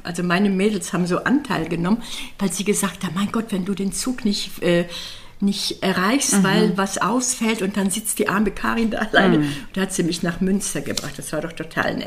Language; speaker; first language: German; native; German